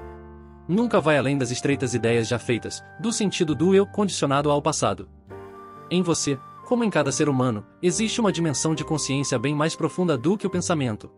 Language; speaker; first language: Portuguese; native; Portuguese